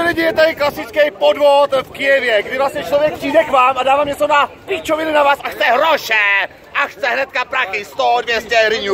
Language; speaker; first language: Czech; native; Czech